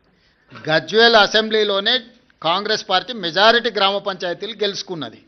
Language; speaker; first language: Telugu; native; Telugu